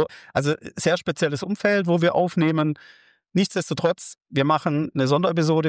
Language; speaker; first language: German; native; German